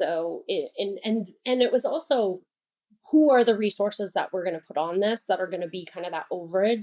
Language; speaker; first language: English; native; English